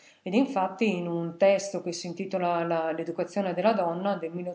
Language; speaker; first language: Italian; native; Italian